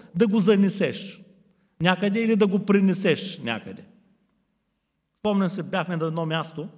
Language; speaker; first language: Bulgarian; native; Bulgarian